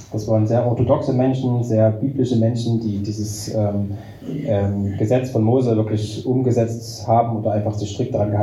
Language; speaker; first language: German; native; German